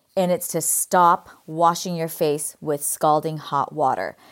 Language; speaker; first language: English; native; English